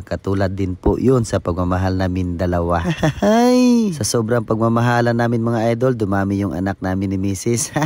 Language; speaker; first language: Filipino; native; Filipino